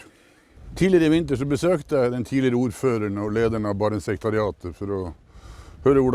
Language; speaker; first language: Norwegian; native; Norwegian